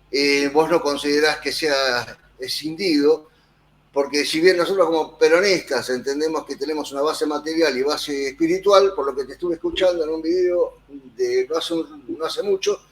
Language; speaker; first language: Spanish; native; Spanish